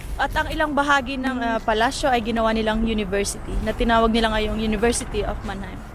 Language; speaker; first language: Filipino; native; Filipino